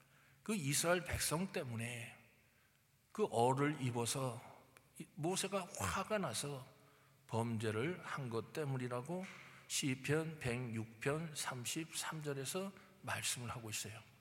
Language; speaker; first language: Korean; native; Korean